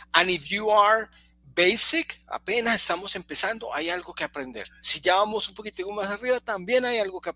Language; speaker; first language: Spanish; native; Spanish